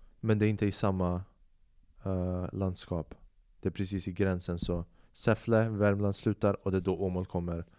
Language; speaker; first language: Swedish; early bilingual, other home language; Albanian